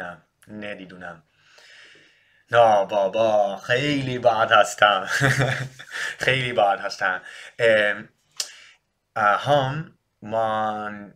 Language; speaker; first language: Persian; non-native, learner; Dutch